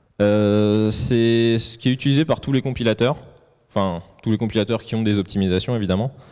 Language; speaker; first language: French; native; French